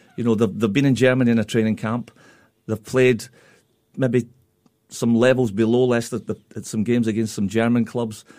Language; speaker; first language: English; native; English